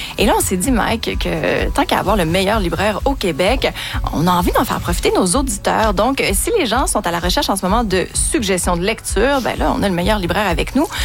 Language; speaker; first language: French; native; French